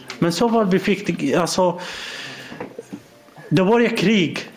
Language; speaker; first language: Swedish; non-native, learner; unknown